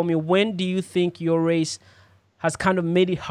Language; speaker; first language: English; non-native, local second language; Ganda